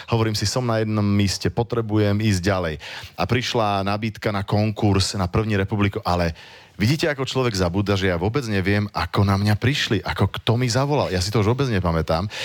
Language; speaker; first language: Slovak; native; Slovak